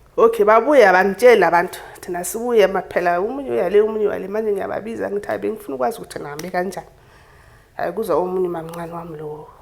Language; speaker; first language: Zulu; native; Zulu